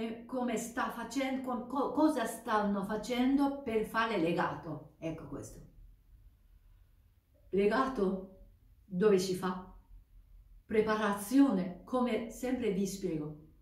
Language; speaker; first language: Italian; non-native, fluent; Japanese